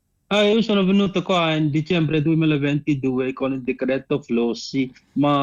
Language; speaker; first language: Italian; non-native, learner; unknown